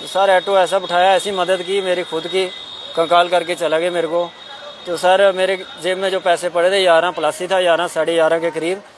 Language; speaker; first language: Hindi; native; Hindi